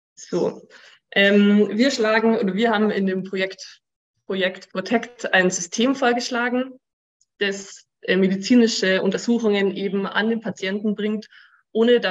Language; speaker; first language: German; native; German